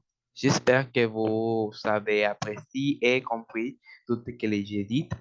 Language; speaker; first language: French; non-native, learner; Spanish